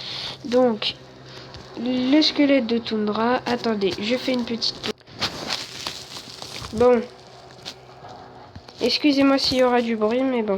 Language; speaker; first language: French; native; French